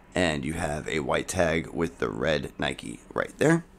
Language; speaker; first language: English; native; English